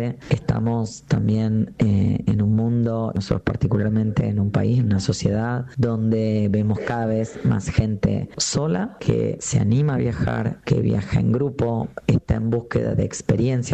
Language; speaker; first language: Spanish; native; Spanish